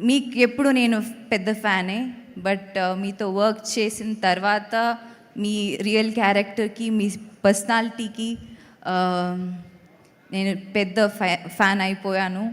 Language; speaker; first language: Telugu; non-native, fluent; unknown